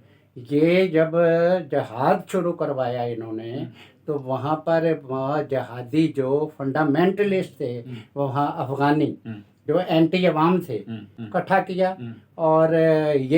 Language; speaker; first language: Urdu; non-native, local second language; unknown